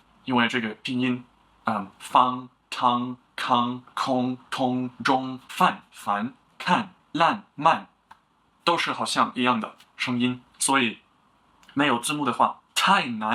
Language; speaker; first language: Chinese; non-native, learner; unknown